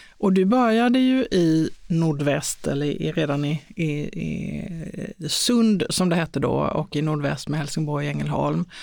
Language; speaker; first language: Swedish; native; Swedish